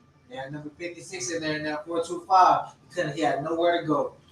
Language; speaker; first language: English; native; English